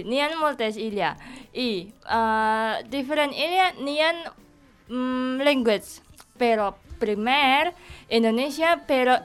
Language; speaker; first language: Catalan; non-native, learner; Indonesian